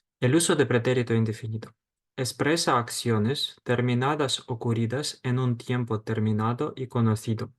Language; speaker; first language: Spanish; non-native, fluent; Ukrainian